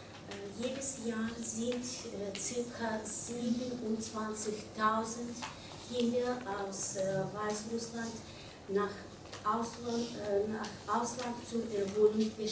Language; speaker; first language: German; non-native, fluent; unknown